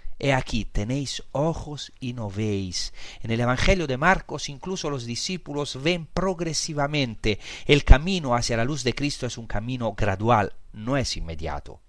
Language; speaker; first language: Spanish; non-native, fluent; Italian